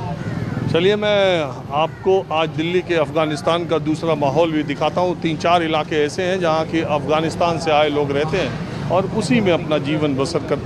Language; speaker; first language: Hindi; native; Hindi